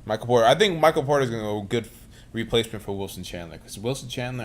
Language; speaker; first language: English; native; English